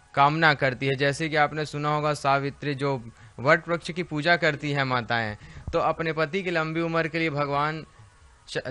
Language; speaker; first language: Hindi; native; Hindi